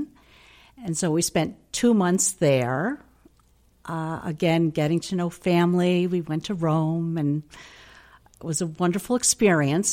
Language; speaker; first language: English; native; English